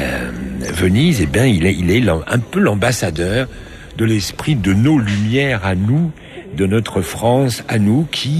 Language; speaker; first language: French; native; French